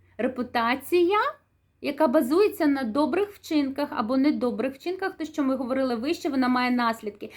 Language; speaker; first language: Ukrainian; non-native, local second language; Russian